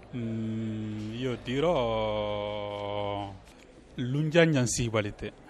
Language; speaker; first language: Italian; non-native, fluent; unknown